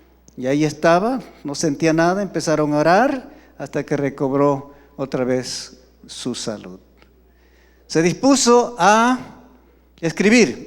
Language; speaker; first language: Spanish; native; Spanish